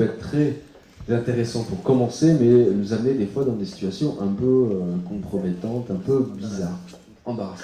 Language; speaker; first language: French; native; French